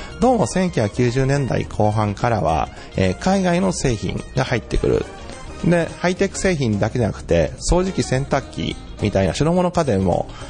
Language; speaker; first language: Japanese; native; Japanese